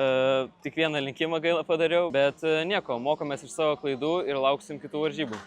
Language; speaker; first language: Lithuanian; native; Lithuanian